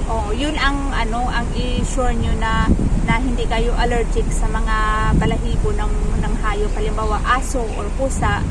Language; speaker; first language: Filipino; native; Filipino